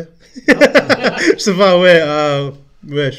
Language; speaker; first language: French; non-native, learner; English